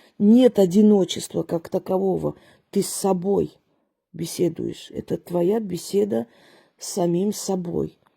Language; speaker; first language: Russian; early bilingual, other home language; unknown